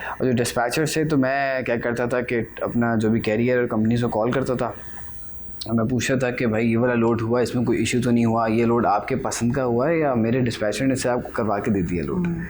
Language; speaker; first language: Urdu; native; Urdu